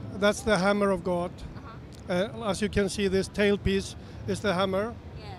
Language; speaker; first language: English; non-native, learner; Icelandic